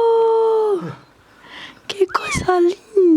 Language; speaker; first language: Spanish; non-native, fluent; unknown